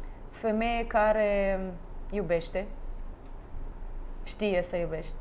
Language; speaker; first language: Romanian; non-native, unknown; Russian